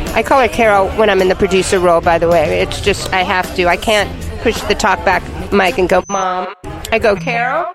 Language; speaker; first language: English; native; English